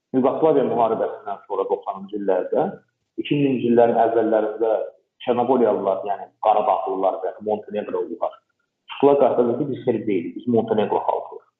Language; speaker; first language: Azerbaijani; non-native, local second language; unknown